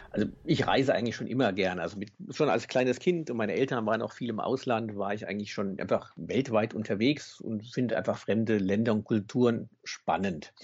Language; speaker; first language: German; native; German